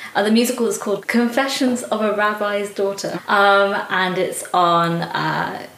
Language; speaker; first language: English; native; English